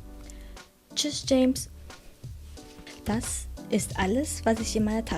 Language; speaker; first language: German; non-native, fluent; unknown